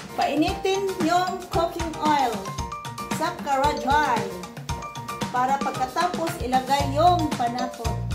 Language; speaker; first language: Filipino; non-native, local second language; Cebuano